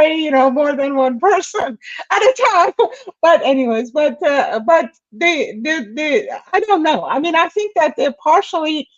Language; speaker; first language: English; non-native, fluent; Persian